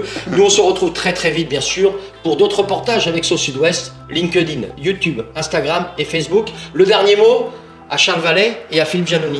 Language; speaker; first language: French; native; French